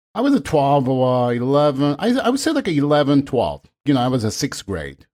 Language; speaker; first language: English; non-native, fluent; Japanese